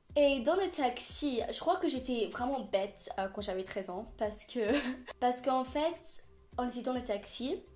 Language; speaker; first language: French; non-native, fluent; English